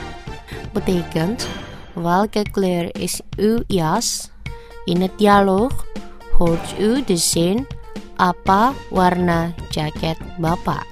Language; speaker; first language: Dutch; non-native, fluent; Indonesian